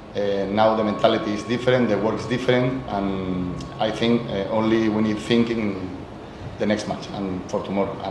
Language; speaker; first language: English; non-native, learner; Spanish